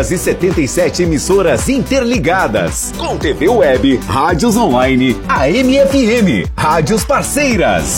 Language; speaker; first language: Portuguese; native; Portuguese